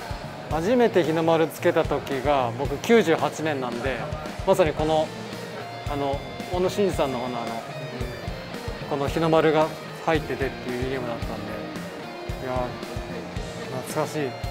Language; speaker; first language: Japanese; native; Japanese